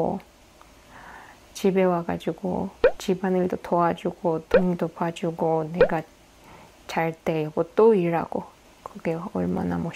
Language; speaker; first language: Korean; non-native, fluent; Russian